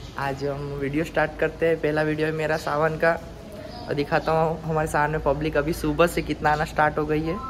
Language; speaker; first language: Hindi; non-native, local second language; Gujarati